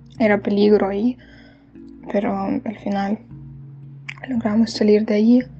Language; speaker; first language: Spanish; non-native, fluent; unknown